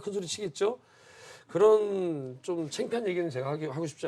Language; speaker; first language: Korean; native; Korean